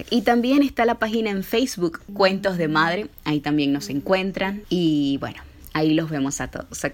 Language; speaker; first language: Spanish; native; Spanish